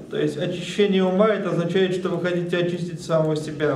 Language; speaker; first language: Russian; native; Russian